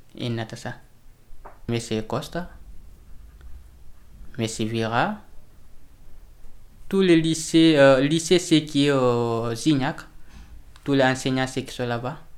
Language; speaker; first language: French; non-native, learner; Fula